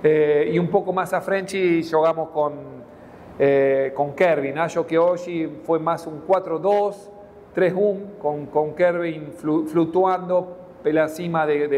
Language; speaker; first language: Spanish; non-native, fluent; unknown